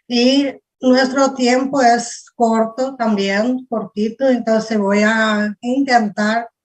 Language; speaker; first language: Spanish; non-native, fluent; Portuguese